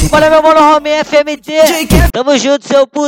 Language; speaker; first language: Portuguese; native; Portuguese